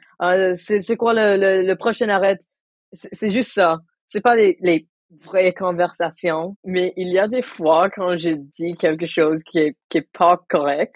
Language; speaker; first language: French; non-native, local second language; English